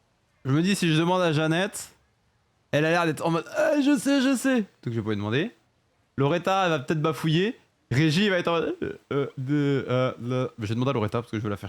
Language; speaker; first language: French; native; French